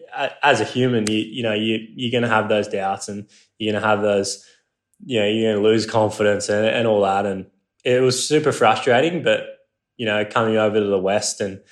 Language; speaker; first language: English; non-native, local second language; Japanese